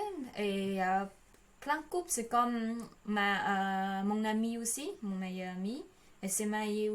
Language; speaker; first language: French; non-native, learner; Khmer